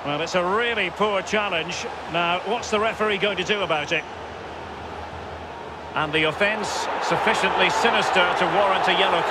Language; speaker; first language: English; native; English